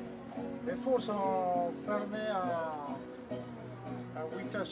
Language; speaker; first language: French; non-native, local second language; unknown